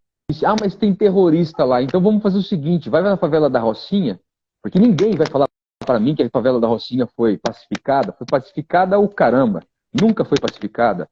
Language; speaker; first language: Portuguese; native; Portuguese